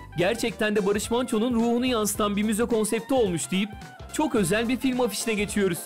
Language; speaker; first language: Turkish; native; Turkish